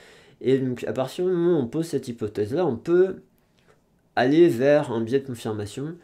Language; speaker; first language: French; native; French